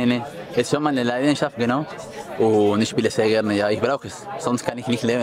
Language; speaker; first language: German; non-native, fluent; Spanish